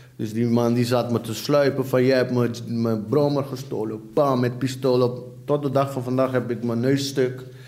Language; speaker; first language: Dutch; early bilingual, other home language; Papiamento